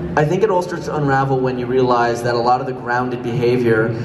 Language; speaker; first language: English; native; English